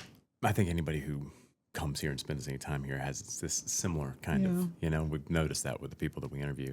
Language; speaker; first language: English; native; English